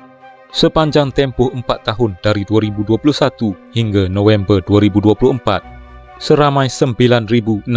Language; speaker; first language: Malay; native; Malay